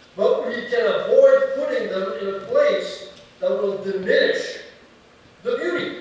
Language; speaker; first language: English; native; English